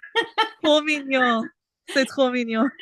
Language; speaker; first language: French; non-native, learner; English